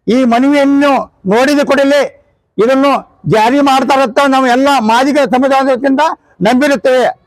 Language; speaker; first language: Kannada; native; Kannada